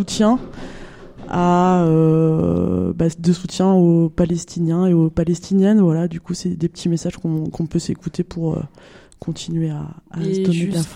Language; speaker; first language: French; native; French